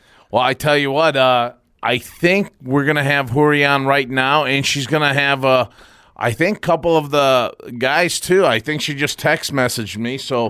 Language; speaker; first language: English; early bilingual, other home language; Armenian